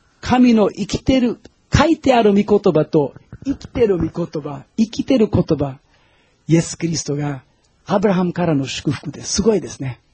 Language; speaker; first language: Japanese; non-native, fluent; Portuguese